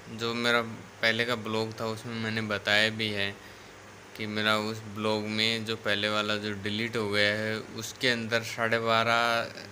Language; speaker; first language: Hindi; native; Hindi